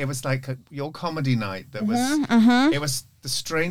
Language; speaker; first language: English; native; English